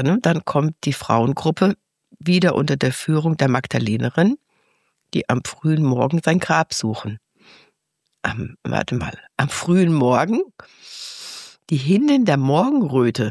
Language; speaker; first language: German; native; German